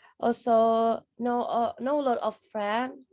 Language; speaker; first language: English; non-native, learner; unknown